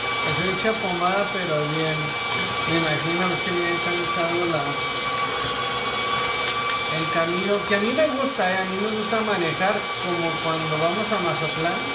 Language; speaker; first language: Spanish; native; Spanish